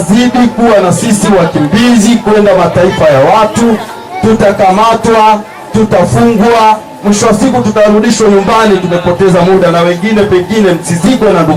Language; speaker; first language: Swahili; native; Swahili